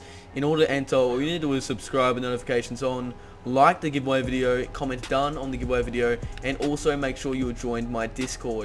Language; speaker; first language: English; native; English